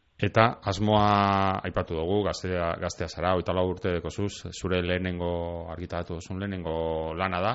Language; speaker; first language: Basque; native; Basque